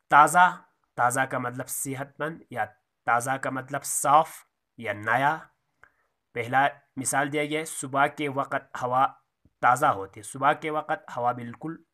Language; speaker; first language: Urdu; native; Urdu